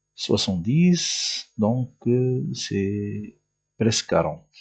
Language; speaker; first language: French; non-native, local second language; Arabic